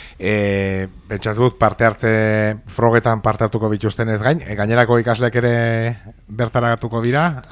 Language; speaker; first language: Basque; native; Basque